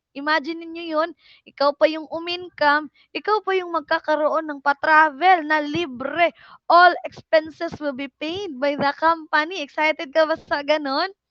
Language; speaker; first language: Filipino; non-native, local second language; Cebuano